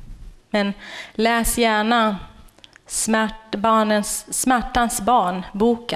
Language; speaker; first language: Swedish; non-native, fluent; Kurdish